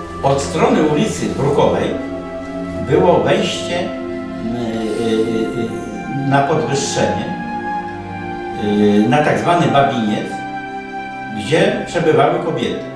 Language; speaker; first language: Polish; native; Polish